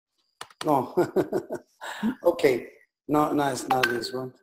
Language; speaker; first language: English; non-native, learner; Spanish